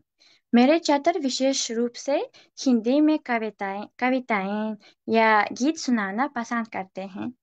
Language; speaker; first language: Hindi; non-native, fluent; Uzbek